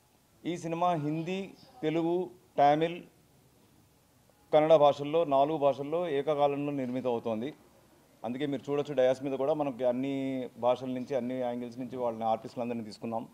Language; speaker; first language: Telugu; native; Telugu